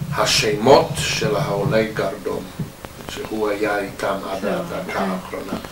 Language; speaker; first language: Hebrew; non-native, fluent; English